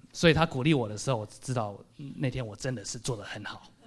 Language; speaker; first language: Chinese; early bilingual, heritage; Chinese